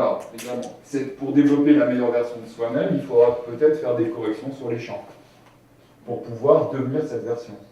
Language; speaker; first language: French; native; French